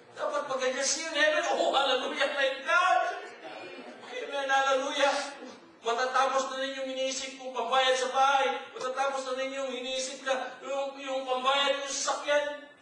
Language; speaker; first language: Filipino; non-native, local second language; Cebuano